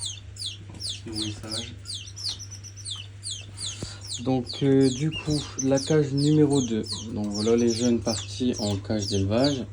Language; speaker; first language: French; native; French